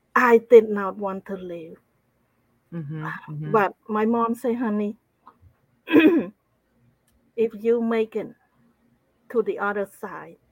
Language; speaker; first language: English; non-native, fluent; Khmer